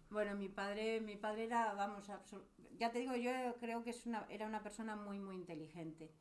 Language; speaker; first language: Spanish; native; Spanish